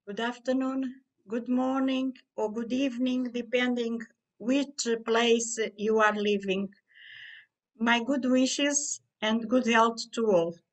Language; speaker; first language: English; non-native, learner; Portuguese